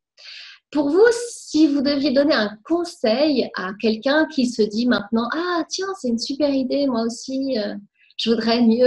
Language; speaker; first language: French; native; French